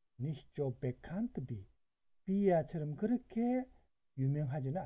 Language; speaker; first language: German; non-native, fluent; Korean